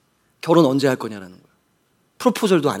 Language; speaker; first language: Korean; native; Korean